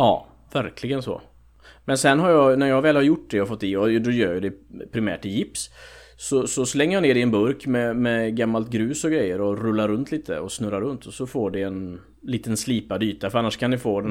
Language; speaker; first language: Swedish; native; Swedish